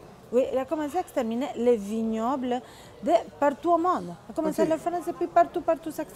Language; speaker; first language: French; non-native, fluent; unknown